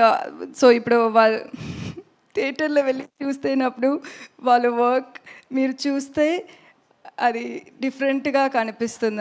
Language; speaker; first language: Telugu; non-native, learner; Tamil